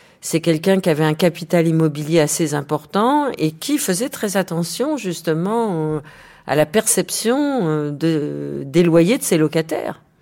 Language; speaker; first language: French; native; French